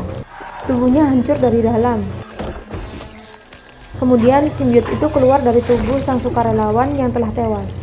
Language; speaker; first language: Indonesian; native; Indonesian